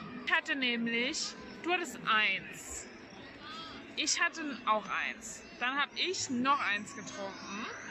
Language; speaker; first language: German; native; German